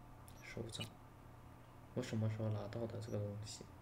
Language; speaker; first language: Chinese; native; Chinese